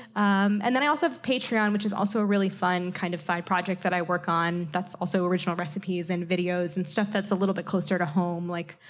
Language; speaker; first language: English; native; English